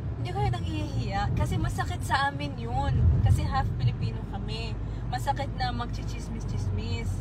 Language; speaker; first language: Filipino; early bilingual, heritage; Filipino